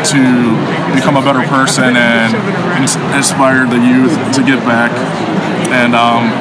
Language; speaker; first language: English; native; English